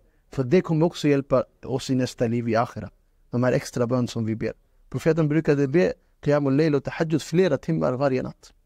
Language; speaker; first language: Swedish; non-native, fluent; Urdu